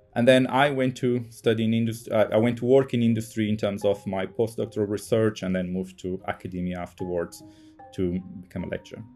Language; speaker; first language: English; non-native, fluent; Portuguese